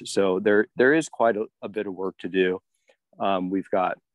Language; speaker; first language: English; native; English